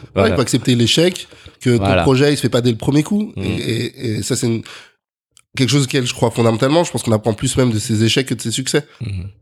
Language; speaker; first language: French; native; French